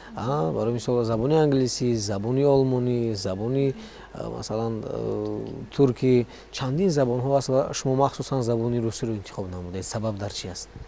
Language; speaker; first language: Tajik; native; Tajik